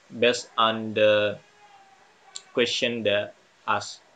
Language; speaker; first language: English; non-native, fluent; Indonesian